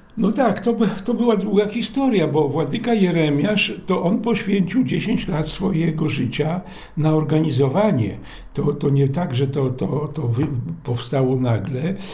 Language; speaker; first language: Polish; non-native, local second language; Belarusian